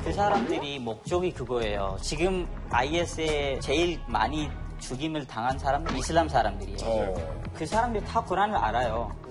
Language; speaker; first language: Korean; non-native, fluent; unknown